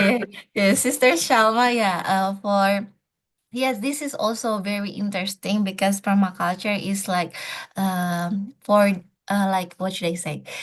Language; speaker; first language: English; non-native, fluent; Indonesian